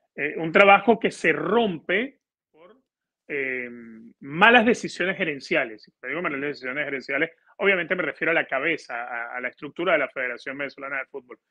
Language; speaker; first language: Spanish; native; Spanish